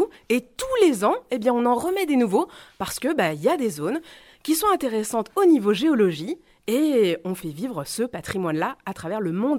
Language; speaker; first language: French; native; French